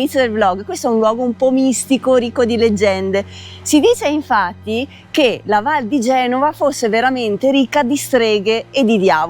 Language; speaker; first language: Italian; native; Italian